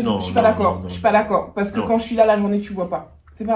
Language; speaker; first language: French; native; French